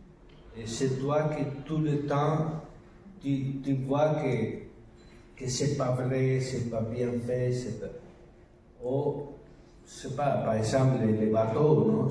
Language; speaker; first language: French; non-native, learner; Spanish